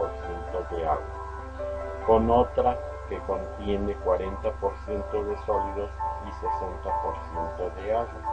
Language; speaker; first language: Spanish; native; Spanish